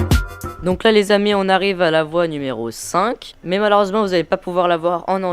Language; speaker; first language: French; native; French